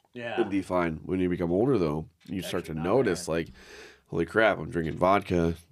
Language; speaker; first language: English; native; English